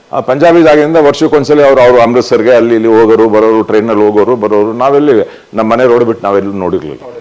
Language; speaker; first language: Kannada; native; Kannada